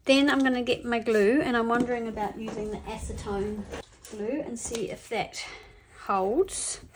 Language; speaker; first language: English; native; English